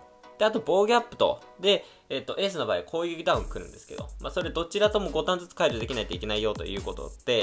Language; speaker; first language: Japanese; native; Japanese